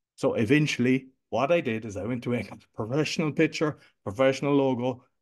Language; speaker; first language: English; native; English